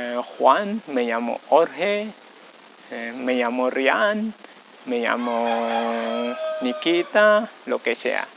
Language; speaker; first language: Spanish; non-native, fluent; Indonesian